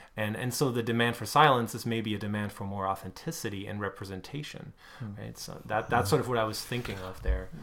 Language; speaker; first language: English; non-native, fluent; German